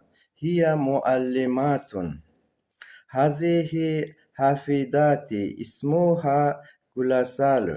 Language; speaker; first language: Arabic; non-native, learner; Uzbek